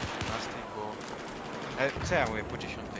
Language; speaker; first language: Polish; native; Polish